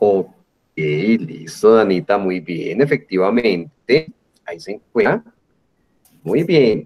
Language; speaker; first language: Spanish; native; Spanish